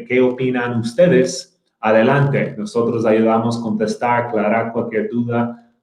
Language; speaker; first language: Spanish; non-native, fluent; English